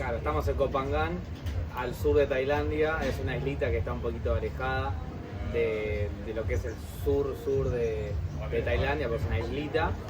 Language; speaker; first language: Spanish; native; Spanish